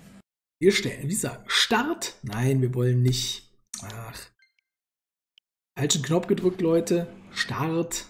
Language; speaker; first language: German; native; German